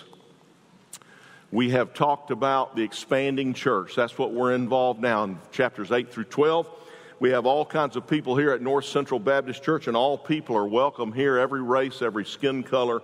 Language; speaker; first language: English; native; English